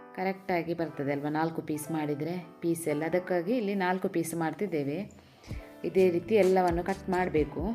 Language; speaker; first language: Kannada; native; Kannada